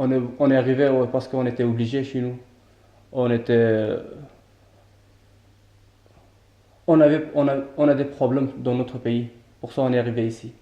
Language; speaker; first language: French; non-native, learner; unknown